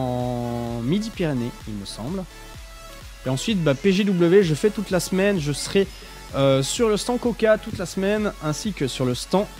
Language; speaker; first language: French; native; French